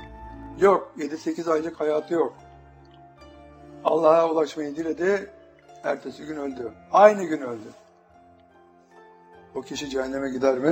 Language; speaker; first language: Turkish; native; Turkish